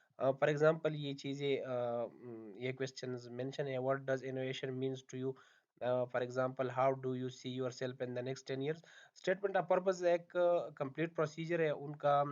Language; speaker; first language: Hindi; non-native, local second language; Punjabi